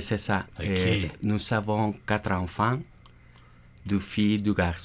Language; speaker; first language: French; non-native, learner; Spanish